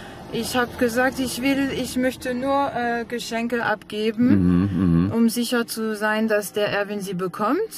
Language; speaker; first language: German; non-native, fluent; French